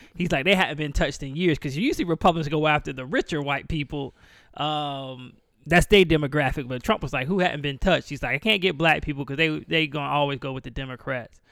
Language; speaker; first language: English; native; English